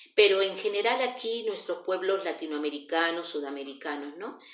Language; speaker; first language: Spanish; native; Spanish